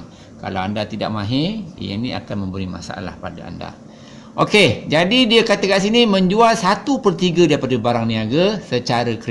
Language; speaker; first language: Malay; native; Malay